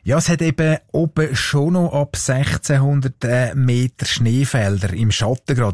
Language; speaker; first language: German; native; German